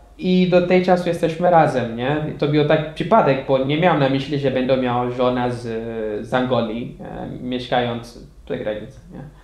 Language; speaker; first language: Polish; non-native, fluent; Portuguese